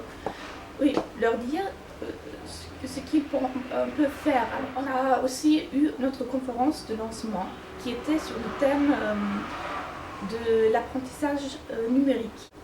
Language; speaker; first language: French; non-native, fluent; German